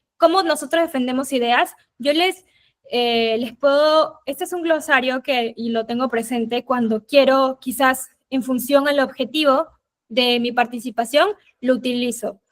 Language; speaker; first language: Spanish; native; Spanish